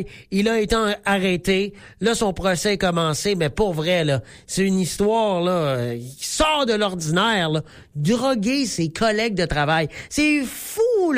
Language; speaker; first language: French; native; French